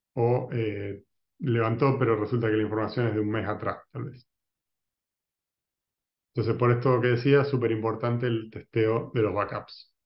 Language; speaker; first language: Spanish; native; Spanish